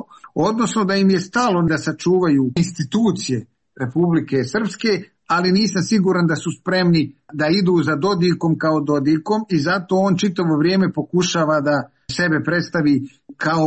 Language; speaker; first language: Serbian; native; Serbian